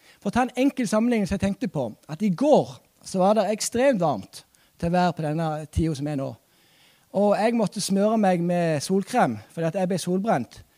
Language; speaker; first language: Norwegian; native; Norwegian